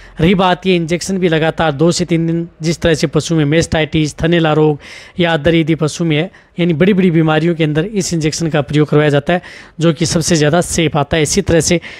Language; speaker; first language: Hindi; native; Hindi